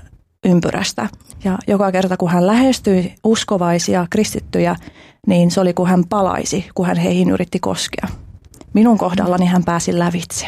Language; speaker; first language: Finnish; early bilingual, other home language; Albanian